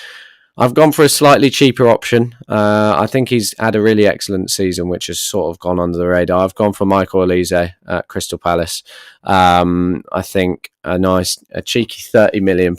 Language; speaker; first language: English; native; English